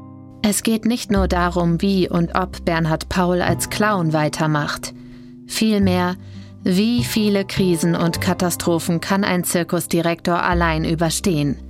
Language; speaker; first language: German; native; German